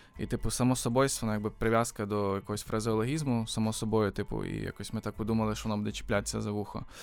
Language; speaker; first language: Ukrainian; native; Ukrainian